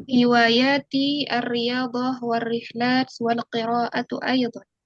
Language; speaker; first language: Arabic; non-native, fluent; Indonesian